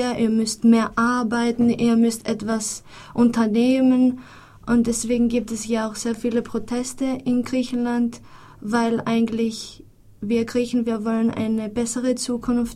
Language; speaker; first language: German; non-native, fluent; Greek